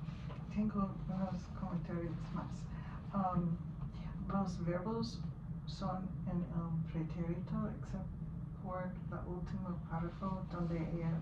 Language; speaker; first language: Spanish; non-native, learner; English